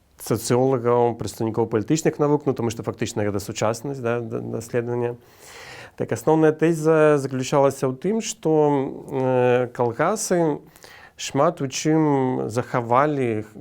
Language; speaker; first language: Belarusian; native; Belarusian